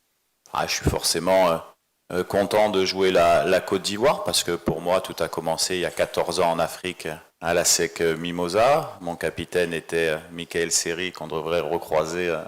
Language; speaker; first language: French; native; French